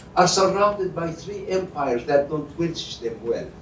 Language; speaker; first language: English; non-native, fluent; Arabic